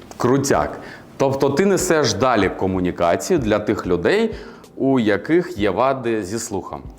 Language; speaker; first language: Ukrainian; native; Ukrainian